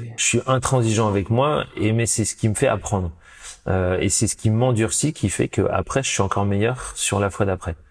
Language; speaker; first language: French; native; French